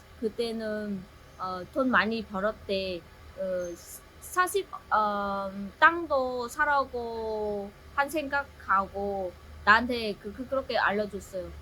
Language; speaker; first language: Korean; non-native, learner; Vietnamese